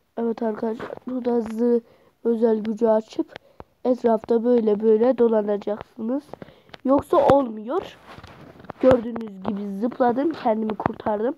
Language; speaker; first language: Turkish; native; Turkish